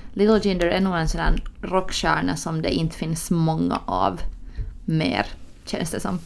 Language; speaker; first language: Swedish; early bilingual, other home language; Finnish